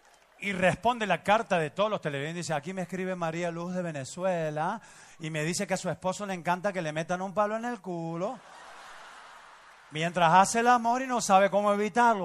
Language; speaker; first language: Spanish; native; Spanish